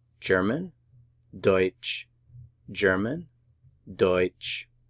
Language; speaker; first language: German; non-native, fluent; English